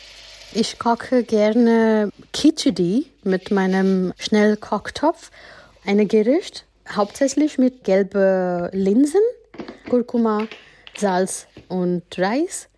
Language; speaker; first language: German; non-native, learner; Gujarati